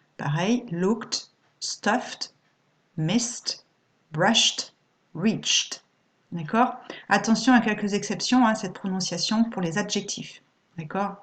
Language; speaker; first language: French; native; French